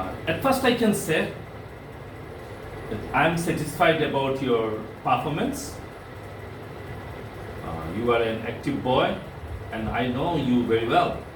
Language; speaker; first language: English; non-native, fluent; Bangla